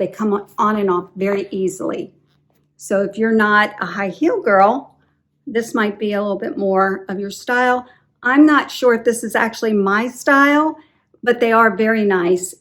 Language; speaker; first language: English; native; English